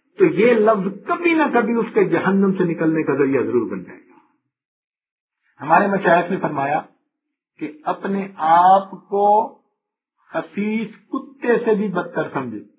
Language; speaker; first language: Urdu; non-native, local second language; Punjabi